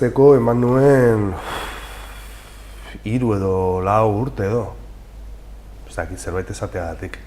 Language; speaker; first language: Basque; non-native, local second language; Spanish